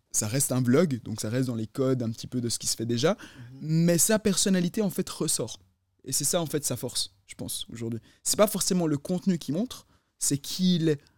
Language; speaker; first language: French; native; French